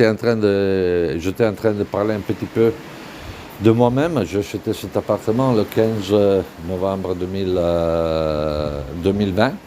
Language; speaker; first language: French; non-native, fluent; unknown